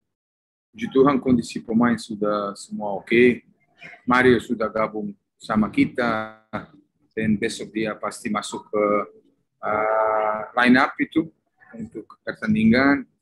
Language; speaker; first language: Indonesian; non-native, fluent; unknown